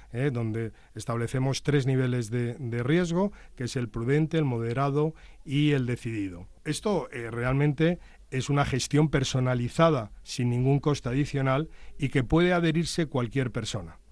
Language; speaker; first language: Spanish; native; Spanish